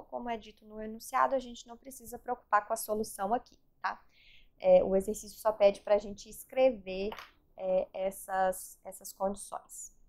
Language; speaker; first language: Portuguese; native; Portuguese